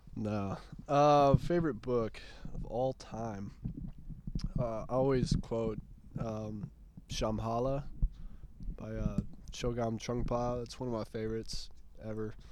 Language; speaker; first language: English; native; English